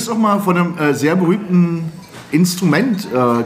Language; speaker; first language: German; non-native, learner; English